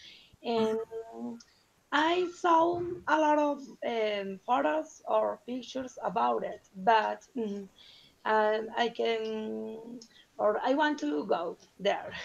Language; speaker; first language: English; non-native, learner; Spanish